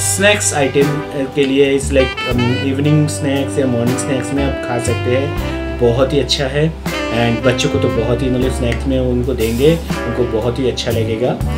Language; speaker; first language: Hindi; non-native, local second language; Bangla